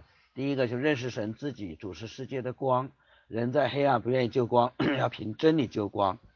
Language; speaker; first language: Chinese; native; Chinese